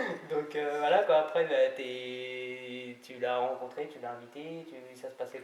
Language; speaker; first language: French; native; French